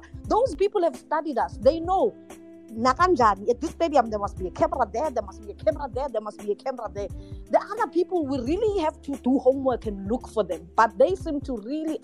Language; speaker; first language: English; non-native, local second language; Zulu